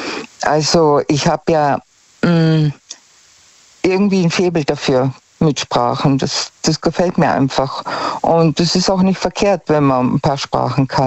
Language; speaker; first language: German; native; German